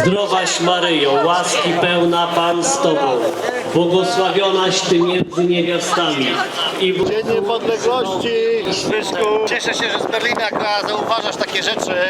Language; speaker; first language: Polish; native; Polish